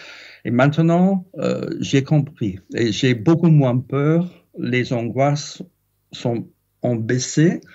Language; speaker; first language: French; non-native, fluent; English